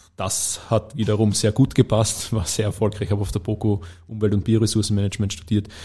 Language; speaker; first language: German; native; German